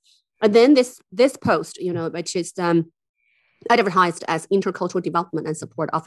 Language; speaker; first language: English; non-native, fluent; Chinese